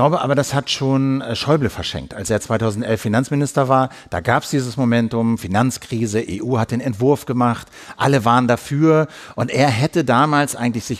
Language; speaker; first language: German; native; German